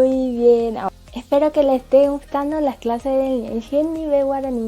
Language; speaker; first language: Spanish; non-native, local second language; Guarani